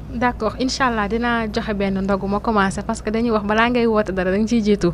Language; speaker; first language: Wolof; native; Wolof